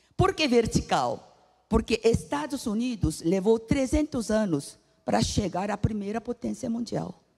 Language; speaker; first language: Portuguese; non-native, fluent; Korean